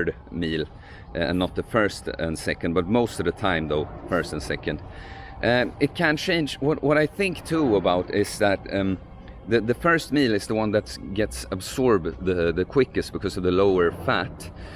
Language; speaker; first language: English; non-native, fluent; Swedish